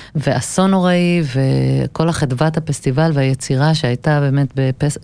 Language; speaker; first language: Hebrew; early bilingual, other home language; English